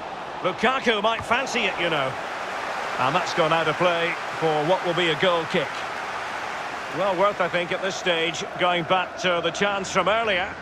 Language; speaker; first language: English; native; English